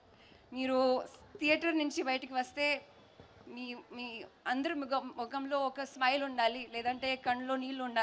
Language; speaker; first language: Telugu; non-native, learner; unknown